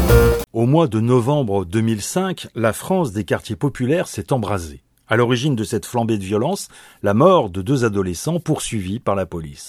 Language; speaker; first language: French; native; French